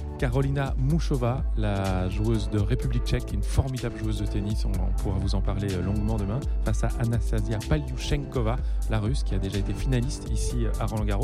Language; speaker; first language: French; native; French